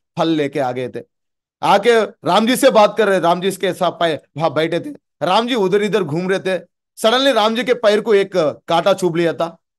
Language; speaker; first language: Hindi; non-native, local second language; Telugu